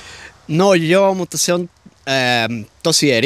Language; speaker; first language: Finnish; non-native, learner; Spanish